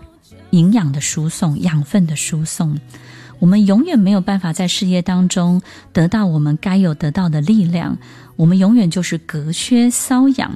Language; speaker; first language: Chinese; native; Chinese